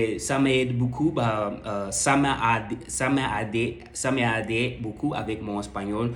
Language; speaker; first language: French; non-native, learner; English